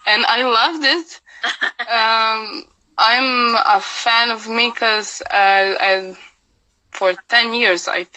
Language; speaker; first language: English; non-native, learner; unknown